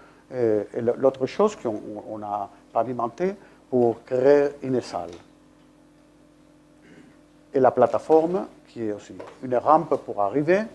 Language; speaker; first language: French; non-native, fluent; Spanish